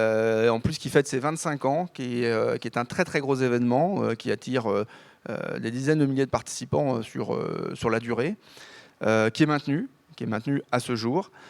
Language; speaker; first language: French; native; French